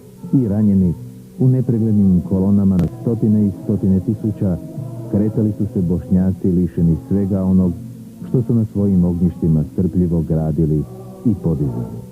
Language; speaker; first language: Bosnian; native; Bosnian